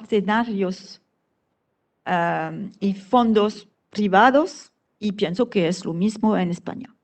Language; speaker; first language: Spanish; non-native, fluent; French